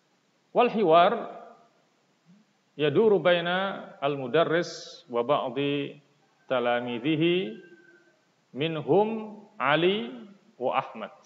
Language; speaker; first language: Arabic; non-native, fluent; Indonesian